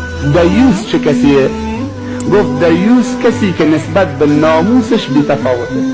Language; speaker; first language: Persian; native; Persian